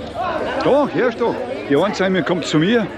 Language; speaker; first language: German; native; German